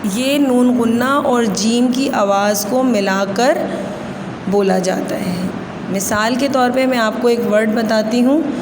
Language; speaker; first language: Urdu; non-native, local second language; Sindhi